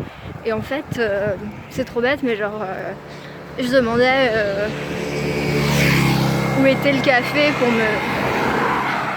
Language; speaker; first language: French; native; French